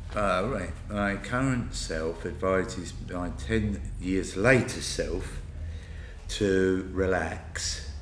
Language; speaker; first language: English; native; English